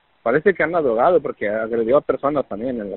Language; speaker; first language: Spanish; native; Spanish